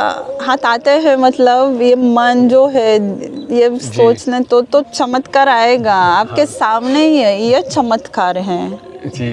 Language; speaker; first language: Hindi; non-native, learner; Hebrew